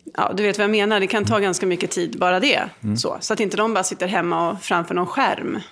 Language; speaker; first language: Swedish; native; Swedish